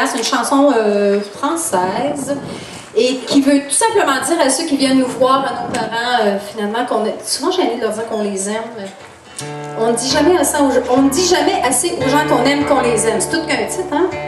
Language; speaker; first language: French; native; French